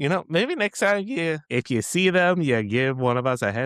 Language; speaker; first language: English; native; English